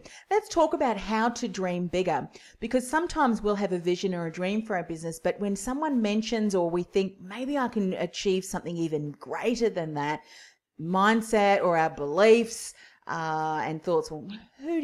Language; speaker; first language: English; native; English